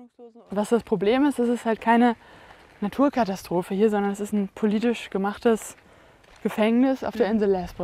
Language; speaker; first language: German; native; German